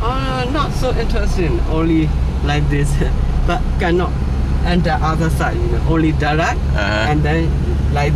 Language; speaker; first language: English; non-native, learner; Burmese